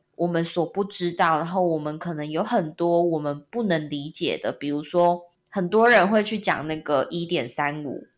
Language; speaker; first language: Chinese; non-native, local second language; Min Nan Chinese